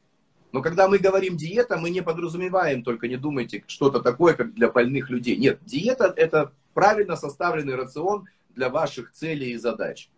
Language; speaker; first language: Russian; native; Russian